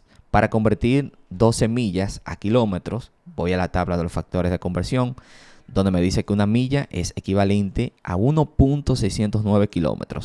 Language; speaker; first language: Spanish; native; Spanish